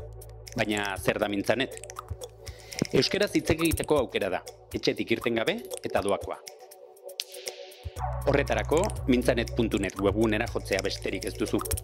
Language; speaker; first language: Basque; native; Basque